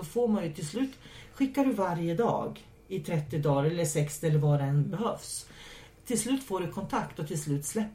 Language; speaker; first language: Swedish; native; Swedish